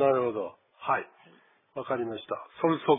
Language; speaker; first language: Japanese; native; Japanese